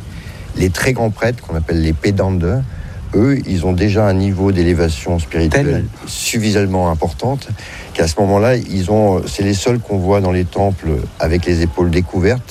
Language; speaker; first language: French; native; French